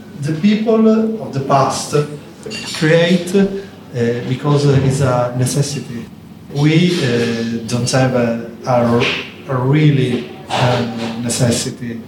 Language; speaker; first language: English; non-native, learner; Italian